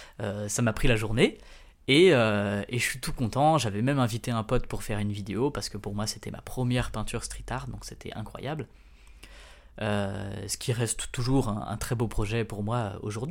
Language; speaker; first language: French; native; French